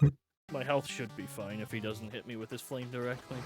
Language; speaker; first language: English; native; English